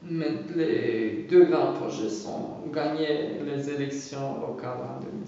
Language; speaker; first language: French; non-native, fluent; Romanian